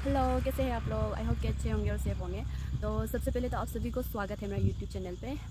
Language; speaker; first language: Hindi; non-native, local second language; Nyishi